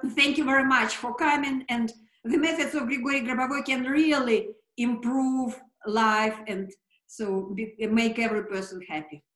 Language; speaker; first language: English; non-native, fluent; Russian